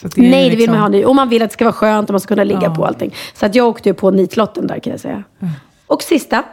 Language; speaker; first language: Swedish; native; Swedish